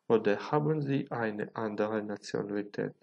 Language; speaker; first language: German; non-native, fluent; Ukrainian